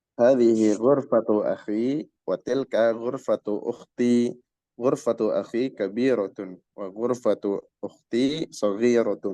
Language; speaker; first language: Arabic; non-native, learner; Indonesian